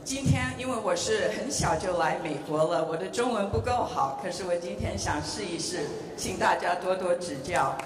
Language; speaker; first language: Chinese; early bilingual, heritage; English